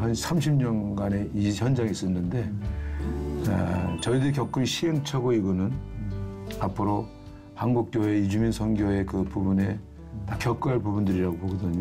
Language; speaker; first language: Korean; native; Korean